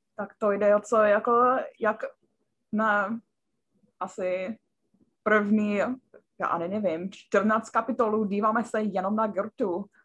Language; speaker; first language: Czech; non-native, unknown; English